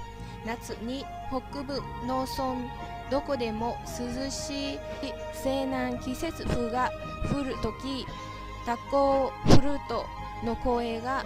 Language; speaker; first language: Japanese; non-native, learner; Vietnamese